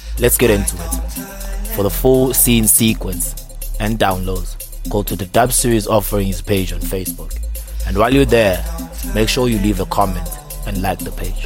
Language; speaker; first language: English; non-native, local second language; Zulu